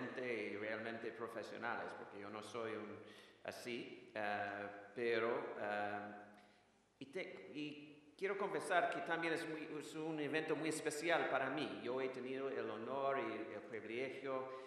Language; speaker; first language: Spanish; non-native, fluent; English